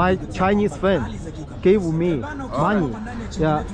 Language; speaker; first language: English; non-native, learner; Chinese